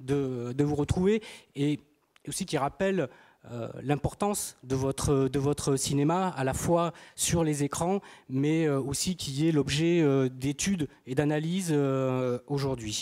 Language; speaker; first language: French; native; French